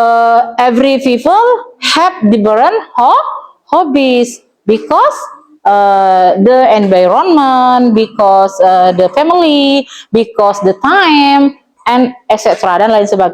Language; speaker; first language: English; non-native, learner; Indonesian